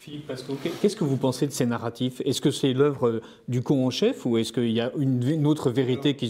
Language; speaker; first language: French; native; French